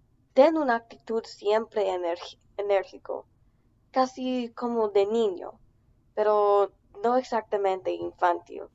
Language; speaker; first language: Spanish; non-native, learner; English